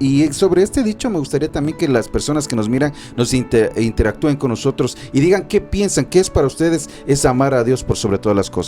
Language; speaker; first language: Spanish; native; Spanish